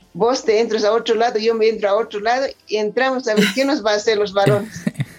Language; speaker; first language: Spanish; native; Spanish